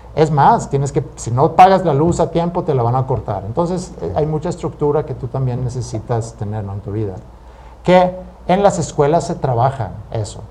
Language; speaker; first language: Spanish; non-native, fluent; Swedish